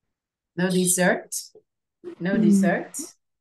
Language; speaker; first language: English; non-native, fluent; Vietnamese